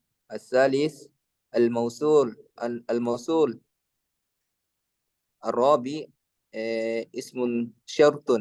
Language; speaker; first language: Arabic; non-native, learner; Indonesian